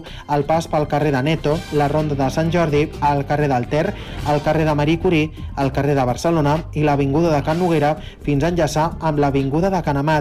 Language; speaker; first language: Catalan; native; Catalan